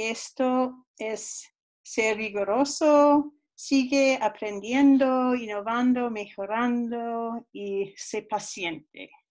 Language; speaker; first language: Spanish; non-native, fluent; English